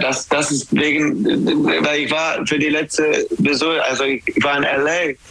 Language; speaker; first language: German; non-native, fluent; English